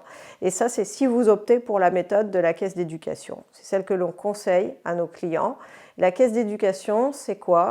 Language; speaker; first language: French; native; French